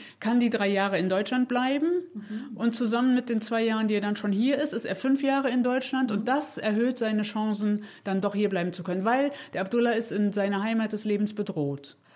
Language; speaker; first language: German; native; German